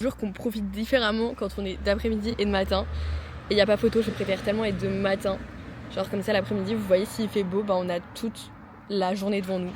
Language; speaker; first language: French; native; French